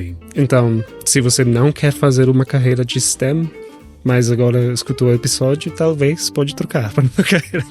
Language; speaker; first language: Portuguese; non-native, fluent; Spanish